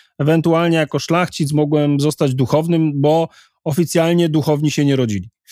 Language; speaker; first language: Polish; native; Polish